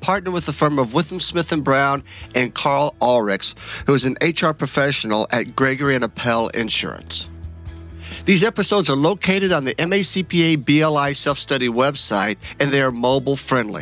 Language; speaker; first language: English; native; English